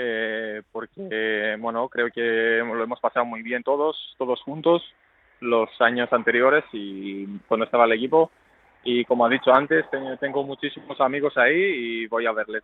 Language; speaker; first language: Spanish; non-native, fluent; Greek